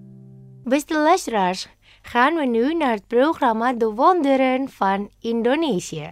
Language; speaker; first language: Dutch; non-native, learner; Indonesian